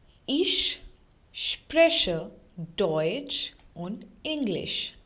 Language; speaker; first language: German; non-native, fluent; Hindi